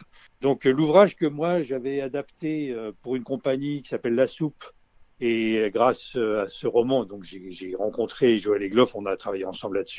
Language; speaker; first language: French; native; French